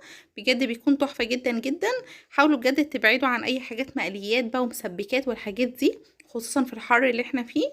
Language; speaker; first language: Arabic; native; Arabic